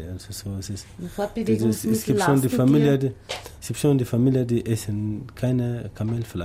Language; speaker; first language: German; non-native, learner; Tamasheq